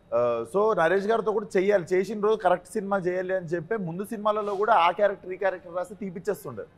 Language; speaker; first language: Telugu; native; Telugu